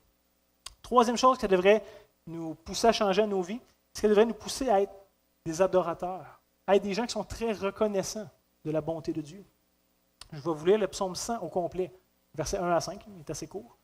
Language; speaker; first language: French; native; French